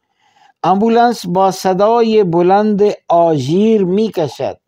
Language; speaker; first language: Persian; non-native, fluent; Urdu